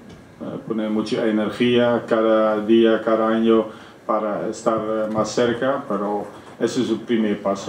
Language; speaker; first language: Spanish; non-native, fluent; Dutch